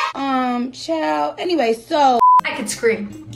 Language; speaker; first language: English; native; English